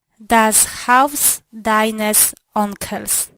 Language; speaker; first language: German; non-native, learner; Polish